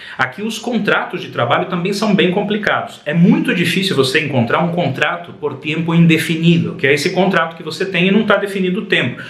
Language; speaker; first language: Portuguese; native; Portuguese